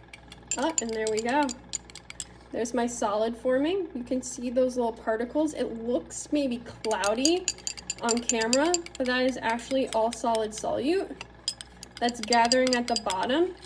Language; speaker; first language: English; native; English